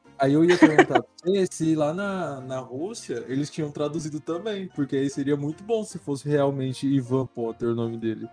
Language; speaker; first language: Portuguese; native; Portuguese